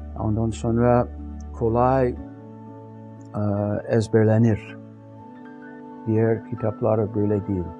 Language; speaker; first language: Turkish; non-native, fluent; English